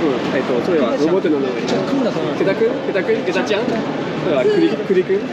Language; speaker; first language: Japanese; non-native, fluent; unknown